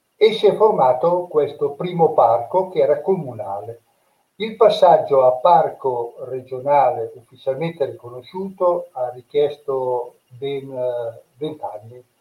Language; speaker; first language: Italian; native; Italian